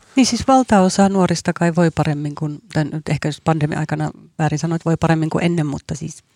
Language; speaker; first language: Finnish; native; Finnish